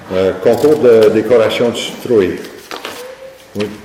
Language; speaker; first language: French; native; French